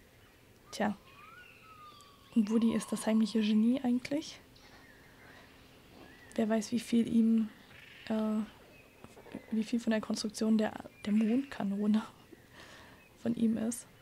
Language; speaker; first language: German; native; German